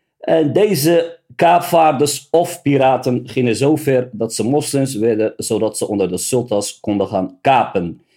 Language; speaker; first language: Dutch; early bilingual, other home language; Riffian